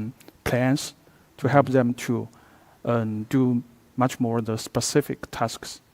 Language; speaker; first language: English; non-native, fluent; Chinese